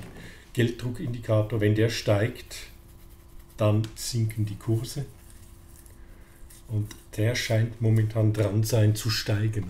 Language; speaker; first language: German; native; German